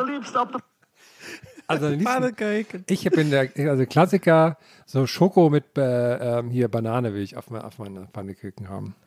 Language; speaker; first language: German; native; German